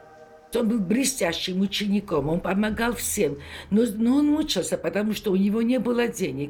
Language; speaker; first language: Russian; non-native, local second language; Georgian